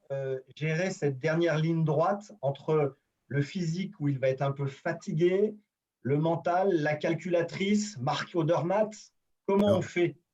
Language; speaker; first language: French; native; French